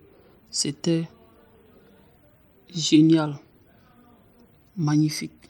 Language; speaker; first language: French; non-native, learner; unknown